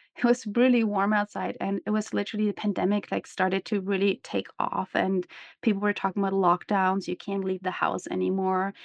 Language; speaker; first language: English; non-native, fluent; German